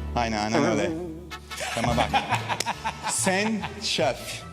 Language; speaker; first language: Turkish; non-native, learner; Portuguese